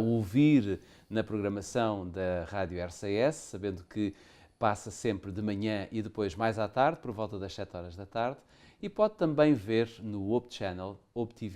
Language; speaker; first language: Portuguese; native; Portuguese